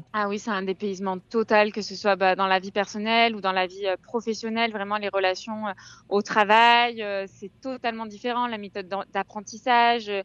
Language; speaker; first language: French; native; French